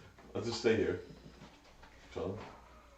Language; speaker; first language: English; native; English